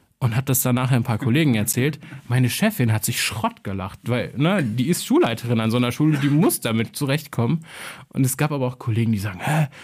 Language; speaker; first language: German; early bilingual, other home language; Albanian